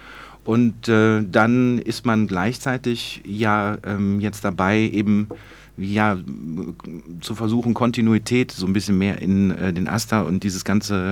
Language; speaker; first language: German; native; German